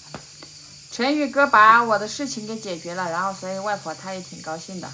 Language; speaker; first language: Chinese; native; Chinese